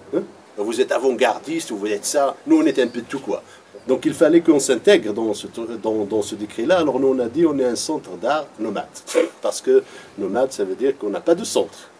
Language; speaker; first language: French; non-native, local second language; Arabic